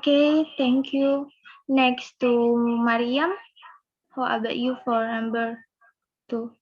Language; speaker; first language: English; non-native, learner; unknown